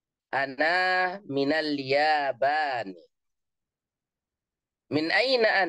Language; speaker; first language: Arabic; non-native, fluent; Indonesian